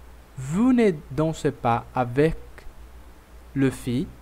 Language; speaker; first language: French; non-native, fluent; Portuguese